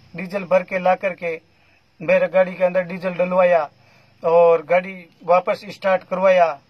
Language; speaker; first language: Hindi; native; Hindi